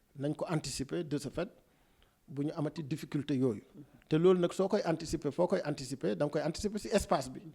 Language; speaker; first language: Wolof; non-native, local second language; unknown